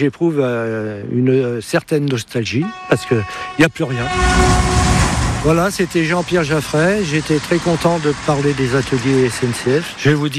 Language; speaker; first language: French; native; French